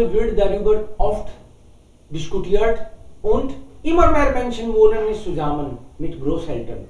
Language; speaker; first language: German; non-native, learner; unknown